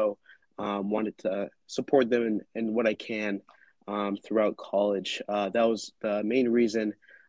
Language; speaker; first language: English; native; English